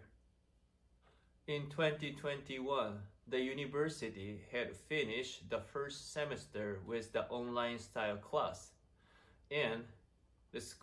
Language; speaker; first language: English; non-native, fluent; Japanese